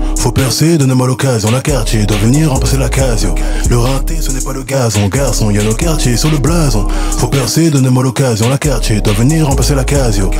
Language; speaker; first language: French; native; French